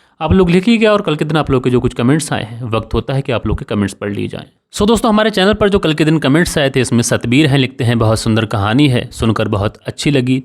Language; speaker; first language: Hindi; native; Hindi